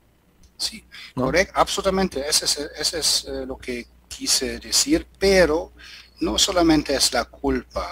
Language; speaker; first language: Spanish; non-native, learner; German